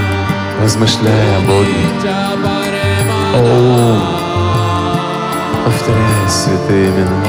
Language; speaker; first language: Russian; native; Russian